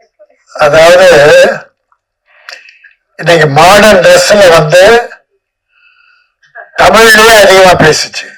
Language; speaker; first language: Tamil; native; Tamil